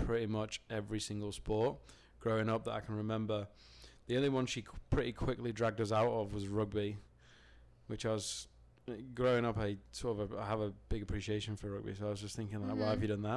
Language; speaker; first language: English; native; English